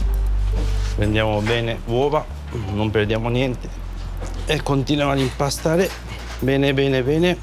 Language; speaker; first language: Italian; non-native, learner; Japanese